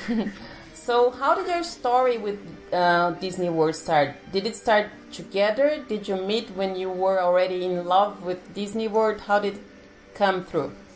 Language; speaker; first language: English; non-native, fluent; Portuguese